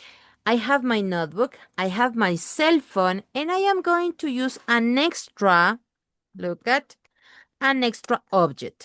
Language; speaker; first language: English; non-native, learner; Spanish